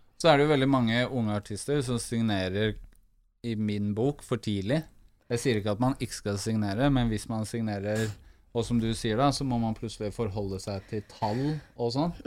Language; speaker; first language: Norwegian; native; Norwegian